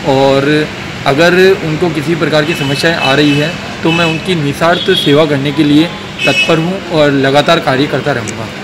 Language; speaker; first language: Hindi; native; Hindi